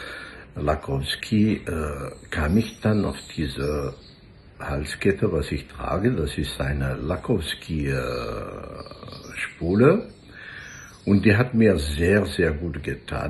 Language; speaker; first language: German; non-native, fluent; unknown